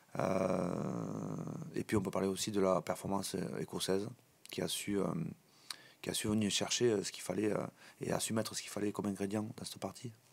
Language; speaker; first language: French; native; French